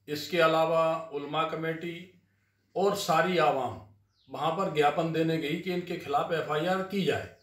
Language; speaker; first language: Hindi; native; Hindi